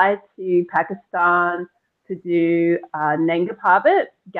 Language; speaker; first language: English; native; English